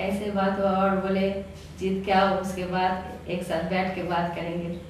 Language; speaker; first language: Hindi; non-native, local second language; Bangla